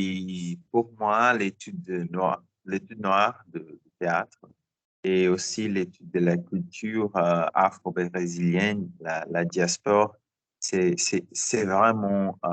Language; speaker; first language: French; non-native, learner; Portuguese